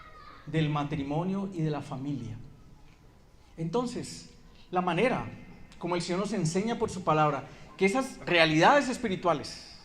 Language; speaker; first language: Spanish; native; Spanish